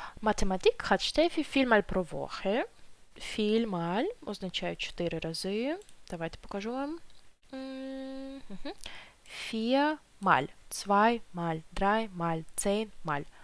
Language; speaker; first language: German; non-native, fluent; Ukrainian